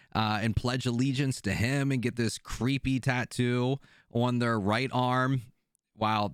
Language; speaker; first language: English; native; English